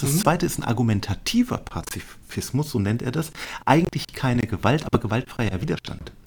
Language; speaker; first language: German; native; German